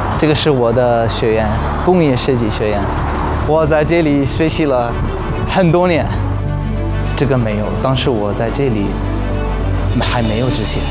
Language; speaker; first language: Chinese; non-native, fluent; Arabic